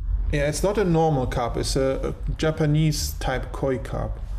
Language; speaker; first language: English; non-native, fluent; German